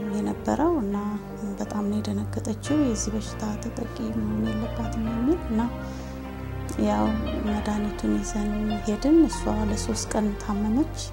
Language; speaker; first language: Amharic; native; Amharic